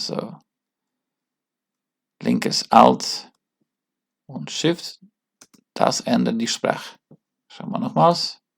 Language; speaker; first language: German; non-native, learner; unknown